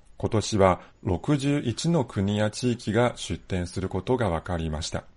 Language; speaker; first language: Japanese; non-native, fluent; Chinese